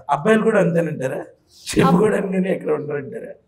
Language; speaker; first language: Telugu; native; Telugu